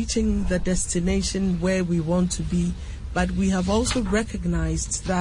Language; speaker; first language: English; non-native, local second language; Akan